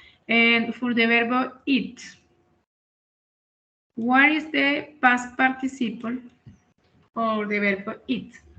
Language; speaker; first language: English; non-native, learner; Spanish